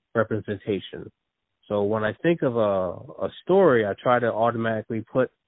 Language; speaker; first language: English; native; English